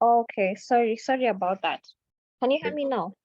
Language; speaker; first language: English; non-native, local second language; Swahili